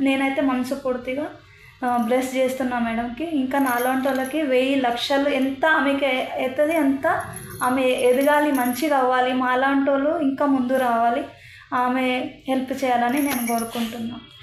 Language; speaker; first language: Telugu; non-native, local second language; Hindi